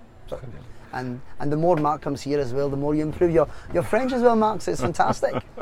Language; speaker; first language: English; non-native, fluent; French